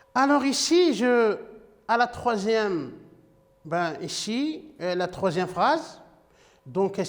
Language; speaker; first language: French; non-native, local second language; Arabic